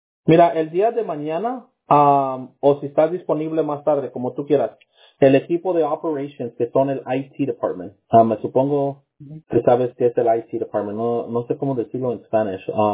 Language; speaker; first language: Spanish; early bilingual, heritage; Spanish